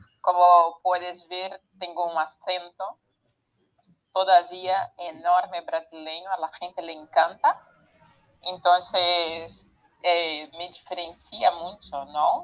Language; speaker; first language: Spanish; non-native, fluent; Portuguese